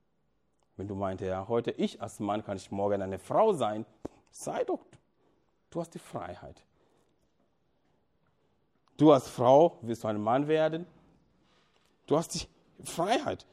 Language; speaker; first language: German; non-native, fluent; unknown